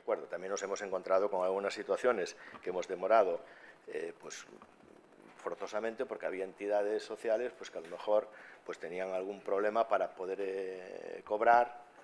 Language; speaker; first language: Spanish; native; Spanish